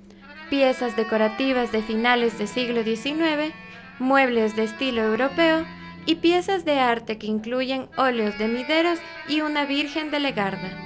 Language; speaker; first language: Spanish; native; Spanish